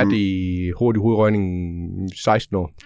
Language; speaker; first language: Danish; native; Danish